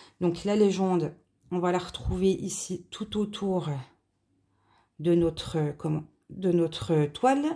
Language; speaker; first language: French; native; French